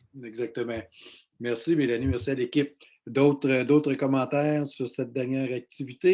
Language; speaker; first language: French; native; French